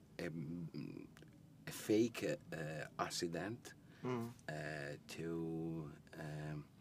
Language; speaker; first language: English; non-native, learner; Italian